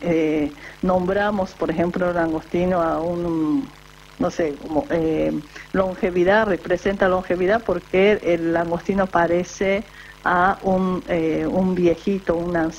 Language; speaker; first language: Spanish; non-native, fluent; Japanese